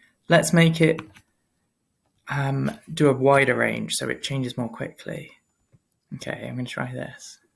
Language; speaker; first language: English; native; English